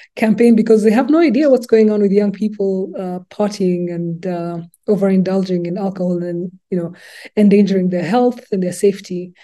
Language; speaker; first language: English; non-native, local second language; Luba-Lulua